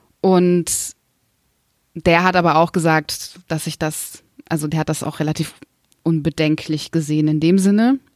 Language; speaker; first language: German; early bilingual, other home language; Kurdish